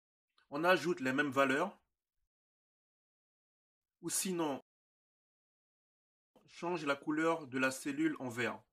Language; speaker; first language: French; native; French